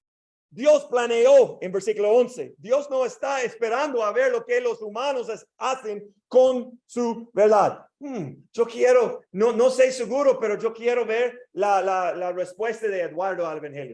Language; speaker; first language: Spanish; non-native, learner; English